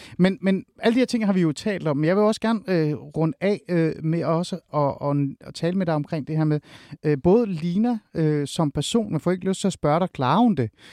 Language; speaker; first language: Danish; early bilingual, other home language; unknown